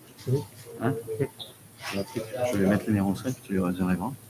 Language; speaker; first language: French; native; French